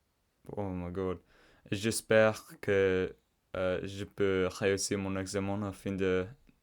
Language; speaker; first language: French; non-native, learner; English